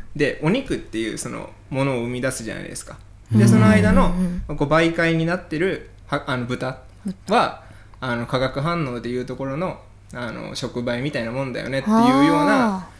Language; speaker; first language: Japanese; native; Japanese